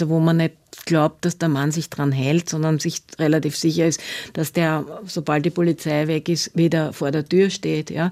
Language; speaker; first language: German; native; German